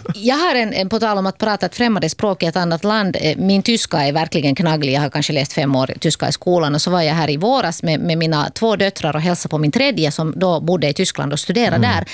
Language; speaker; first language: Swedish; native; Swedish